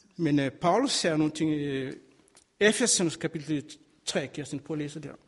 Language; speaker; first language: Danish; non-native, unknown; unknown